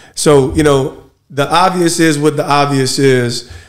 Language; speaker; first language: English; native; English